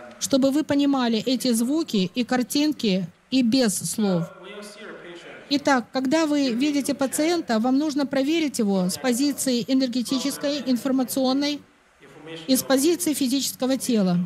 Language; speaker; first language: Russian; native; Russian